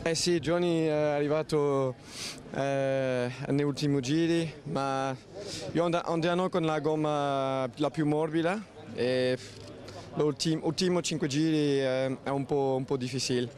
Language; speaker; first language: Italian; non-native, learner; French